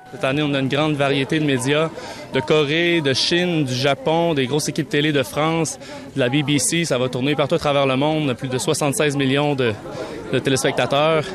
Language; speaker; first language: French; native; French